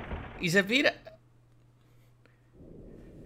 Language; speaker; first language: Spanish; native; Spanish